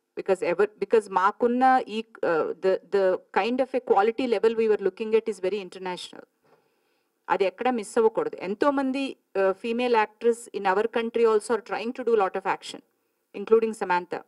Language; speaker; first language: Telugu; native; Telugu